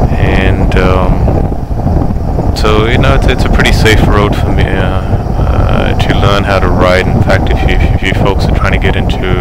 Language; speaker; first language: English; native; English